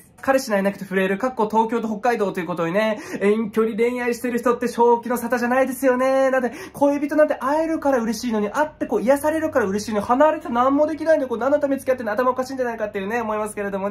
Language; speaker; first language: Japanese; native; Japanese